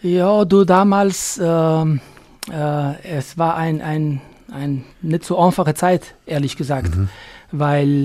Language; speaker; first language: German; non-native, fluent; Albanian